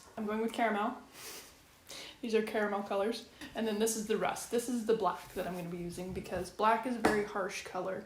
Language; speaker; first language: English; native; English